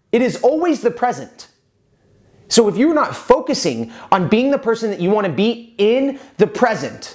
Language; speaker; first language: English; native; English